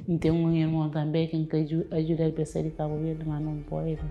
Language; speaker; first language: Portuguese; non-native, learner; Kabuverdianu